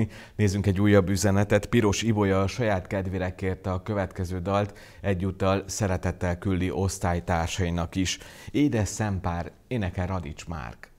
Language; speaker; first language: Hungarian; native; Hungarian